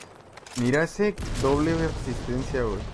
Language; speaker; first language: Spanish; native; Spanish